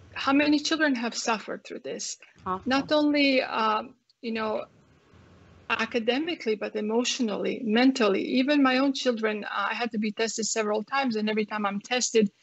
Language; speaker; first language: English; non-native, fluent; Croatian